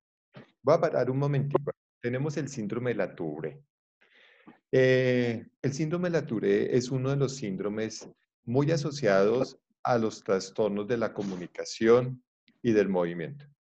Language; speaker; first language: Spanish; native; Spanish